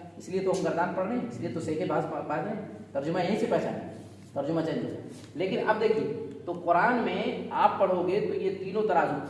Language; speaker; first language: Urdu; native; Urdu